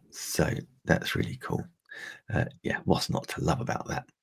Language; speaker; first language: English; native; English